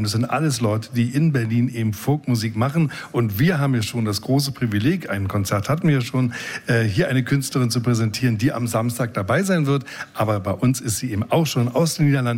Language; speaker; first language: German; native; German